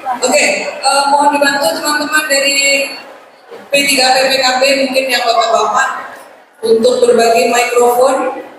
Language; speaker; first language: Malay; non-native, local second language; Javanese